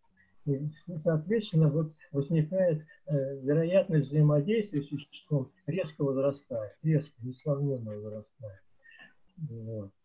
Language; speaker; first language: Russian; native; Russian